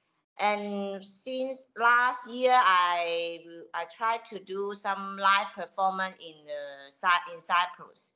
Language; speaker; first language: English; non-native, local second language; Cantonese